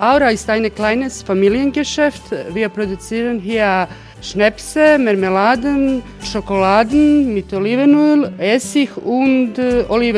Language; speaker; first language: German; non-native, learner; Croatian